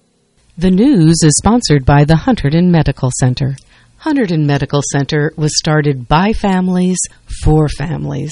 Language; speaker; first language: English; native; English